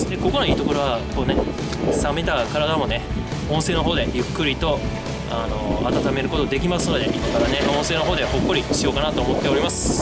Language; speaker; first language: Japanese; native; Japanese